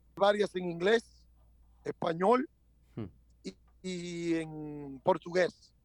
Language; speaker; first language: Spanish; native; Spanish